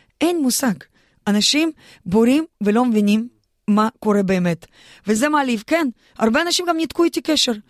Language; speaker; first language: Hebrew; non-native, fluent; Russian